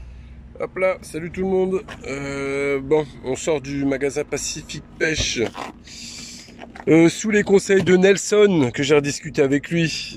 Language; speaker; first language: French; native; French